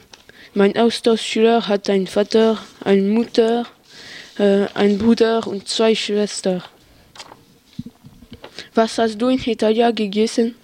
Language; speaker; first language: German; non-native, learner; French